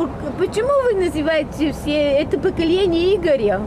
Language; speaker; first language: Russian; non-native, learner; Bulgarian